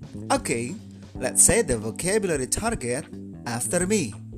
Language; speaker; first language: English; non-native, fluent; Indonesian